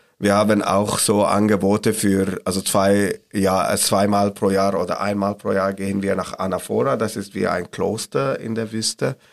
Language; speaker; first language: German; non-native, learner; Arabic